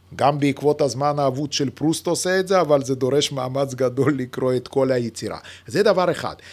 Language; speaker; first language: Hebrew; non-native, fluent; Yiddish